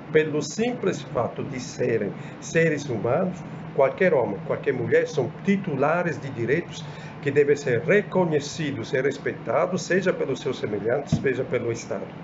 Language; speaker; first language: Portuguese; non-native, fluent; Italian